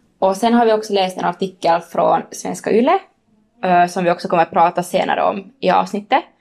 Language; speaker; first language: Swedish; native; Swedish